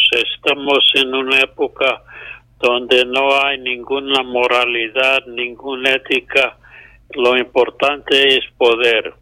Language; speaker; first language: Spanish; non-native, fluent; English